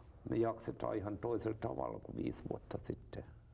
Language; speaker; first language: Finnish; native; Finnish